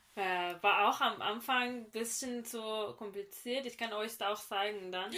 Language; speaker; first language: German; non-native, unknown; Persian